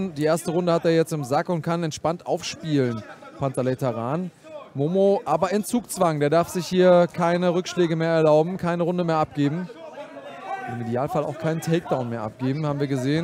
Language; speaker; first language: German; native; German